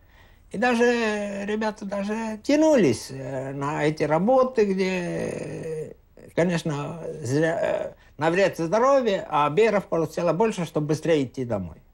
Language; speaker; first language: Russian; native; Russian